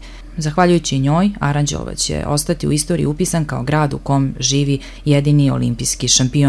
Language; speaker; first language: Serbian; native; Serbian